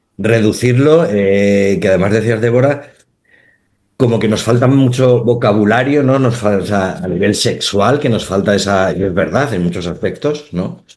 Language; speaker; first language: Spanish; native; Spanish